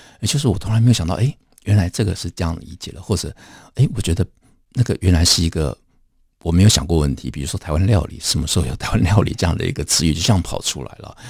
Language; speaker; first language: Chinese; native; Chinese